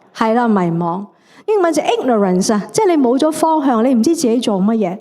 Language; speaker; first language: Cantonese; native; Cantonese